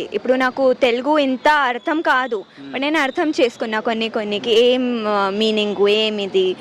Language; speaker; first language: Telugu; non-native, local second language; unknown